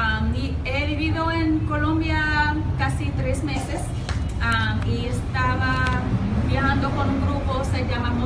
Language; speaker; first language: Spanish; non-native, learner; English